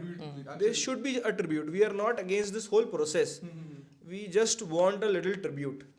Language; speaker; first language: Hindi; native; Hindi